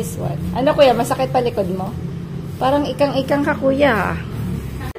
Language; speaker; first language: Filipino; native; Filipino